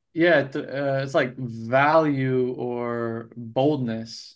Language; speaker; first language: English; native; English